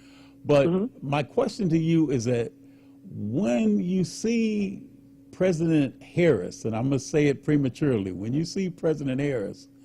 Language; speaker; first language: English; native; English